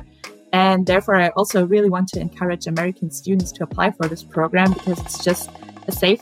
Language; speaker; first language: English; non-native, fluent; German